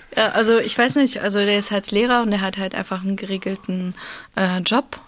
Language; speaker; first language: German; early bilingual, other home language; Russian